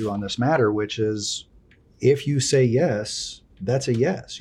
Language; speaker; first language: English; early bilingual, other home language; Spanish